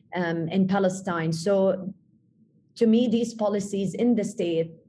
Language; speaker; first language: English; early bilingual, other home language; Arabic